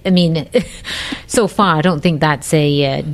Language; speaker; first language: English; native; English